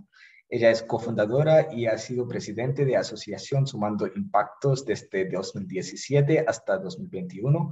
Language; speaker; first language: Spanish; non-native, fluent; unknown